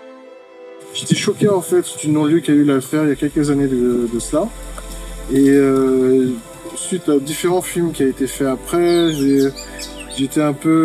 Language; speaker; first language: French; native; French